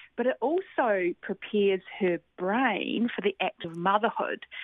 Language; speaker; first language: English; native; English